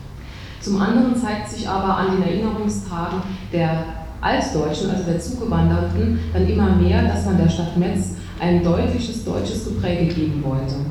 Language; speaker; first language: German; native; German